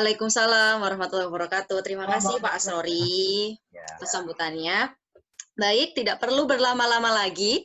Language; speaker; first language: Indonesian; native; Indonesian